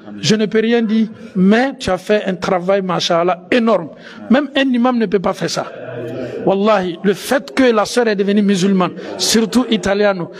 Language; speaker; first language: French; non-native, local second language; Bambara